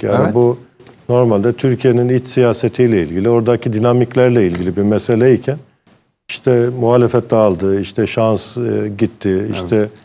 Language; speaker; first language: Turkish; early bilingual, heritage; Turkish